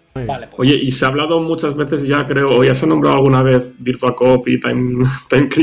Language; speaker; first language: Spanish; native; Spanish